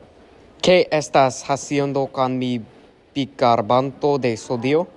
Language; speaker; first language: Spanish; non-native, learner; English